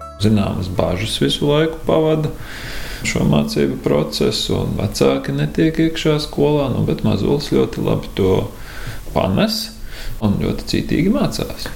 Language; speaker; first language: Latvian; native; Latvian